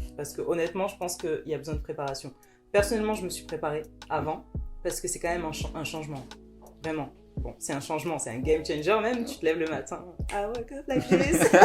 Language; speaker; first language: French; early bilingual, other home language; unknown